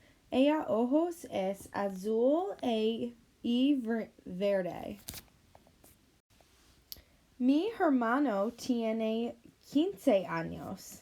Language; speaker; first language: Spanish; non-native, learner; English